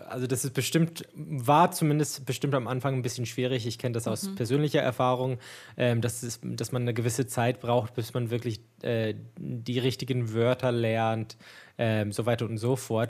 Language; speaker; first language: German; non-native, fluent; English